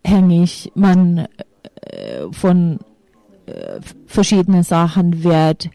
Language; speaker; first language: German; non-native, fluent; Finnish